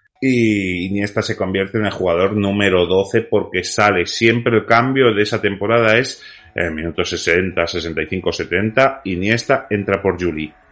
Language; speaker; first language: Spanish; native; Spanish